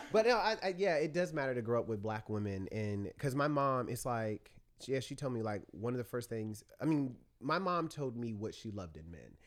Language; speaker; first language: English; native; English